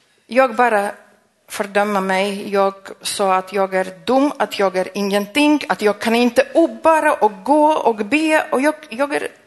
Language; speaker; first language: Swedish; non-native, fluent; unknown